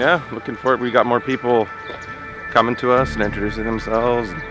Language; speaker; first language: English; native; English